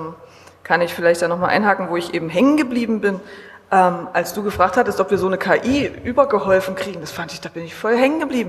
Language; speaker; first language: German; native; German